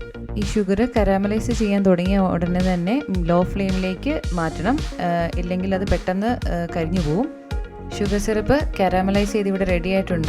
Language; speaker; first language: Malayalam; native; Malayalam